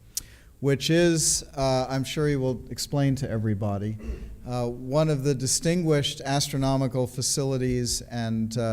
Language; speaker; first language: English; native; English